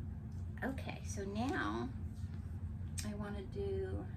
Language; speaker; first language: English; native; English